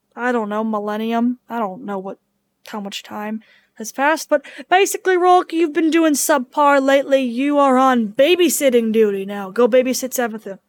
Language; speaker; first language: English; native; English